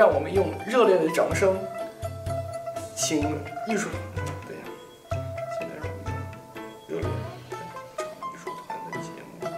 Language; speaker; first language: Chinese; native; Chinese